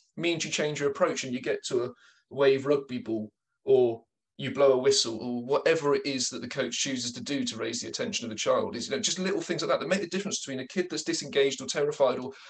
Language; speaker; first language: English; native; English